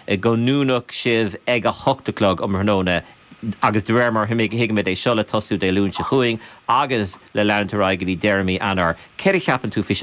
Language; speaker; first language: Irish; native; Irish